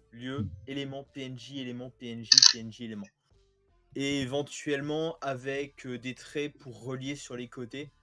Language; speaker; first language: French; native; French